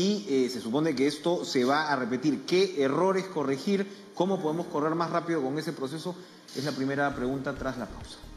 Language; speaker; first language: Spanish; native; Spanish